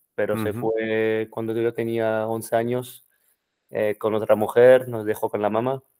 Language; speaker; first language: Spanish; non-native, fluent; French